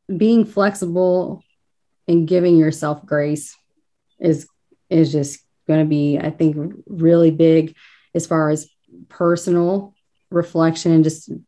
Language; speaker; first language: English; native; English